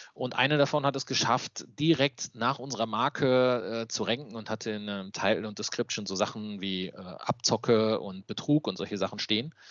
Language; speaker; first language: German; native; German